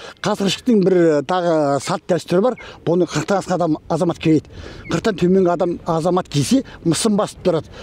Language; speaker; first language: Kazakh; early bilingual, heritage; Kazakh